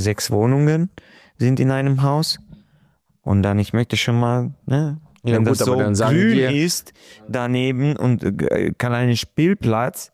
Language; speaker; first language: German; non-native, local second language; Hungarian